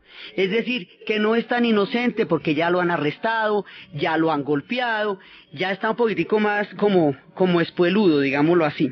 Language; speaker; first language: Spanish; native; Spanish